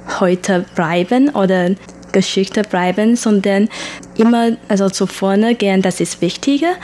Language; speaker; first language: German; non-native, learner; Chinese